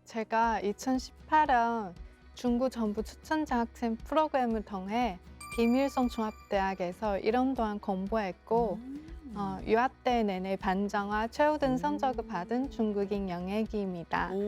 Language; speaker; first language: Korean; non-native, local second language; Chinese